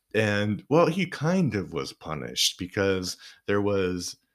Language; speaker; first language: English; native; English